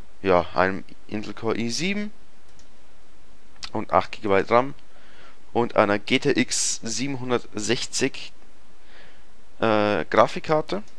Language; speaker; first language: German; native; German